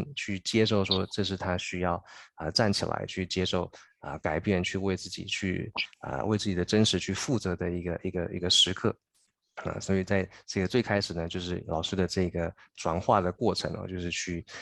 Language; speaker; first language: Chinese; native; Chinese